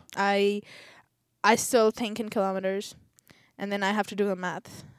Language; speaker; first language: English; non-native, local second language; Telugu